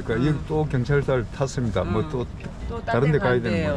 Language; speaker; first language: Korean; native; Korean